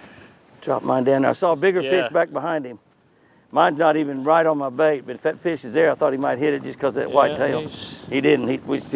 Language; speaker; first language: English; native; English